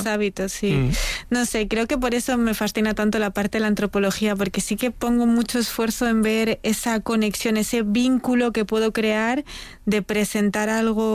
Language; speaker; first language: Spanish; native; Spanish